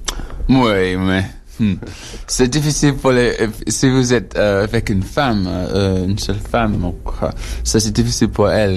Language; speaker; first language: French; non-native, learner; English